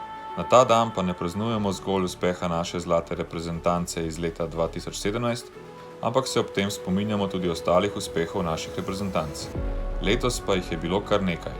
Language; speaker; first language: Slovenian; native; Slovenian